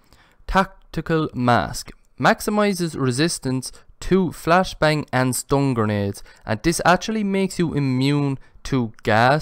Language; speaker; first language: English; native; English